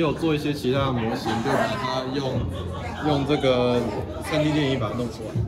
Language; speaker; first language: Chinese; native; Chinese